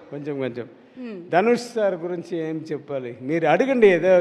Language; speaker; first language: Telugu; non-native, learner; Tamil